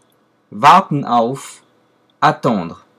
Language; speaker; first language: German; non-native, fluent; French